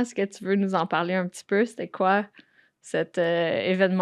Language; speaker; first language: French; native; French